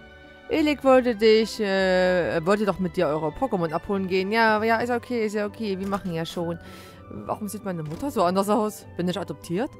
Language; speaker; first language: German; native; German